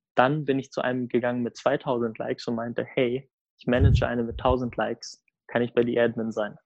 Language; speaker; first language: German; early bilingual, other home language; Swedish